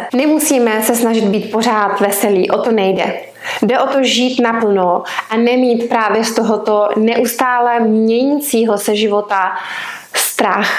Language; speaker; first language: Czech; native; Czech